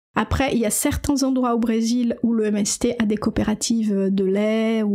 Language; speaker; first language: French; non-native, fluent; Portuguese